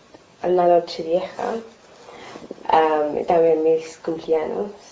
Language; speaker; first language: Spanish; non-native, learner; English